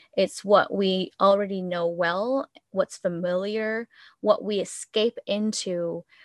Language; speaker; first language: English; non-native, fluent; Vietnamese